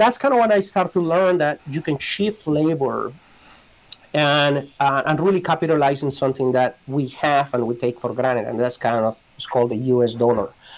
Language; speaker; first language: English; non-native, fluent; Spanish